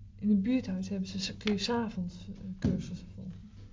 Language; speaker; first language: Dutch; native; Dutch